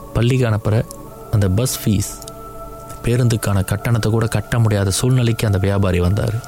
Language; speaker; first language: Tamil; early bilingual, heritage; Tamil